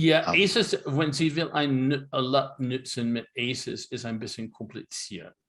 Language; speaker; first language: German; non-native, learner; English